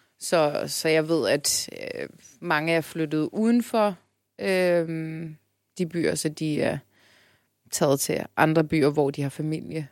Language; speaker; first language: Danish; early bilingual, other home language; Turkish